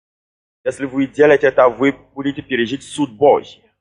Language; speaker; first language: Russian; non-native, fluent; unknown